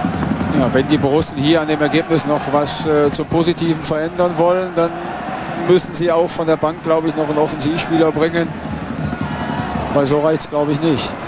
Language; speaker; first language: German; native; German